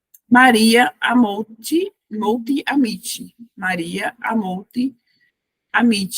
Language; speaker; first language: Italian; non-native, fluent; Portuguese